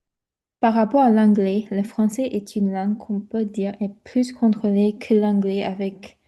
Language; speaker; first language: French; non-native, fluent; English